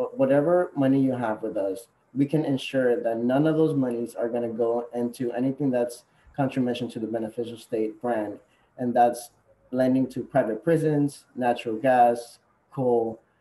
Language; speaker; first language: English; non-native, fluent; Spanish